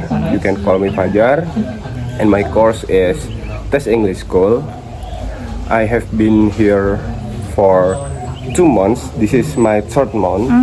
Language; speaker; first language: English; non-native, learner; Indonesian